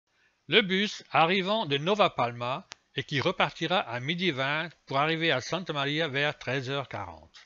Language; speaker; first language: French; native; French